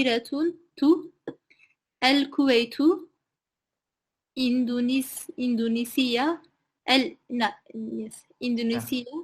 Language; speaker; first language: Arabic; non-native, learner; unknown